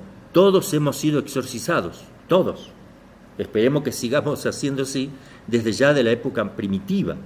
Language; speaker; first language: Spanish; native; Spanish